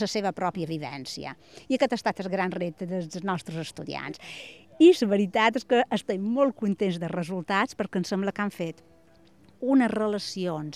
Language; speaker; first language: Catalan; native; Catalan